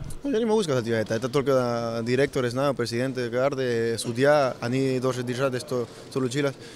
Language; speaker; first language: Russian; non-native, learner; Spanish